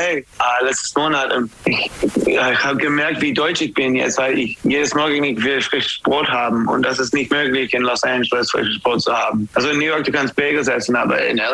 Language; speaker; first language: German; non-native, fluent; English